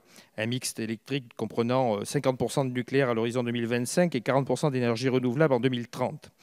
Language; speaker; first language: French; native; French